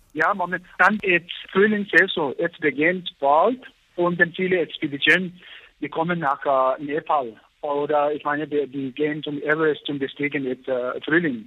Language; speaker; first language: German; non-native, learner; Nepali